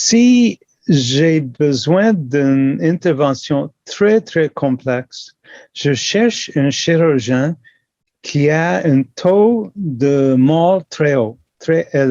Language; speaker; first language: French; non-native, local second language; English